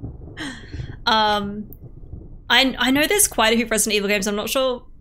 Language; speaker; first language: English; native; English